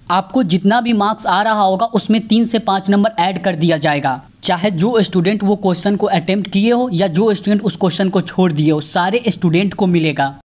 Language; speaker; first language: Hindi; native; Hindi